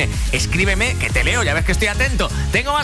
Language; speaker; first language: Spanish; native; Spanish